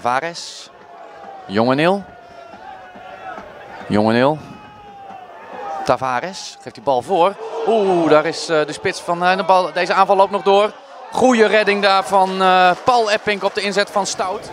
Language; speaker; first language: Dutch; native; Dutch